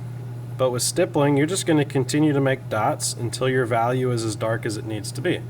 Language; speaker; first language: English; native; English